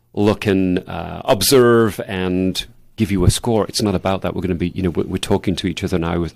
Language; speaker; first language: English; native; English